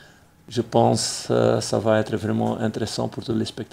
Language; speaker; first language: French; non-native, fluent; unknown